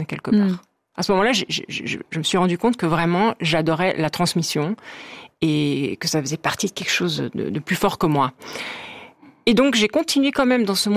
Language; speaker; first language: French; native; French